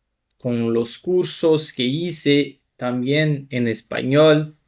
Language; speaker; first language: Spanish; non-native, fluent; Portuguese